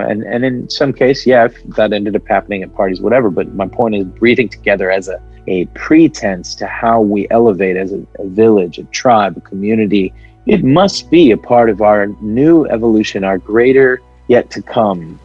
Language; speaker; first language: English; early bilingual, other home language; Arabic